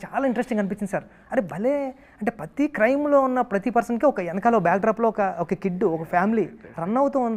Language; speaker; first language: Telugu; native; Telugu